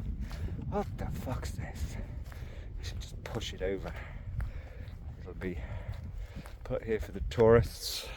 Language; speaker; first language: English; native; English